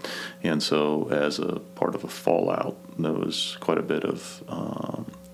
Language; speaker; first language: English; non-native, fluent; Kazakh